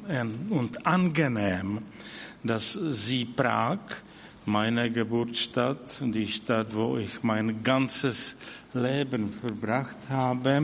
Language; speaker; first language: German; non-native, fluent; Czech